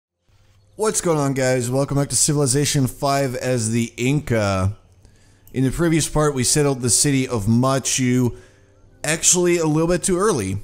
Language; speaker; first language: English; native; English